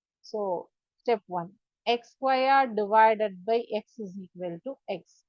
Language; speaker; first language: English; non-native, local second language; Tamil